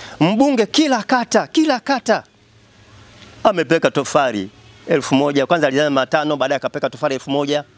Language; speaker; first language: Swahili; native; Swahili